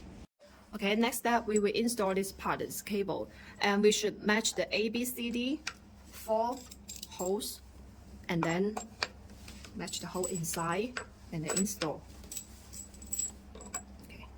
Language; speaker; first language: English; non-native, learner; Chinese